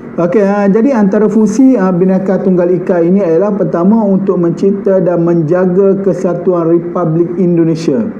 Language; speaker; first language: Malay; native; Malay